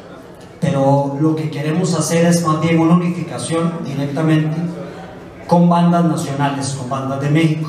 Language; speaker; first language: Spanish; native; Spanish